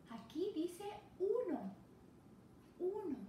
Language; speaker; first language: Spanish; non-native, fluent; English